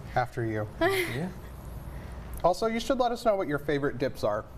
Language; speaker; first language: English; native; English